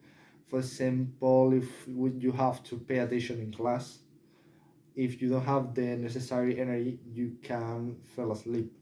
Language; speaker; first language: English; non-native, learner; Spanish